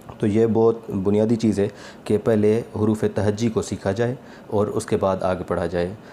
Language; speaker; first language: Urdu; non-native, local second language; Sindhi